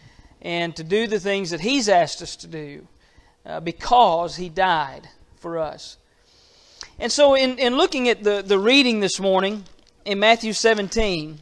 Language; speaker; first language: English; native; English